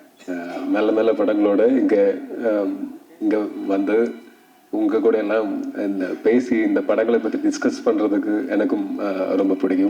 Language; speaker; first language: Tamil; non-native, learner; Malayalam